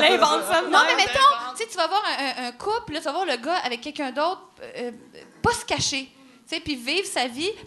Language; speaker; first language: French; native; French